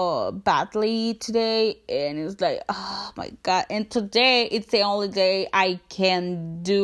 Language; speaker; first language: English; non-native, learner; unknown